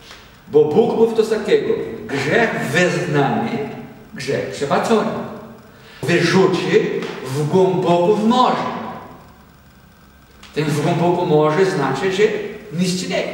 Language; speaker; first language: Polish; non-native, learner; Portuguese